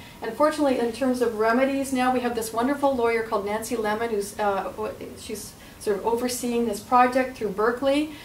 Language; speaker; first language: English; native; English